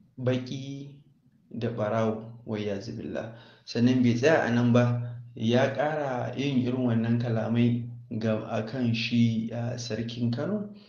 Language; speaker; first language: Hausa; native; Hausa